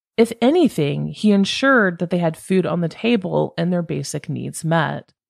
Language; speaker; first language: English; native; English